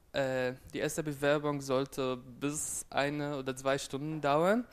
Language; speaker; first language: German; non-native, fluent; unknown